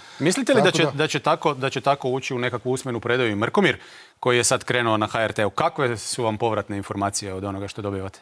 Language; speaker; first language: Croatian; native; Croatian